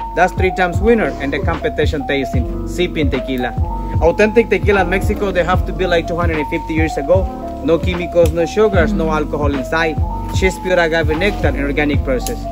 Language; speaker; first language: English; non-native, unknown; Spanish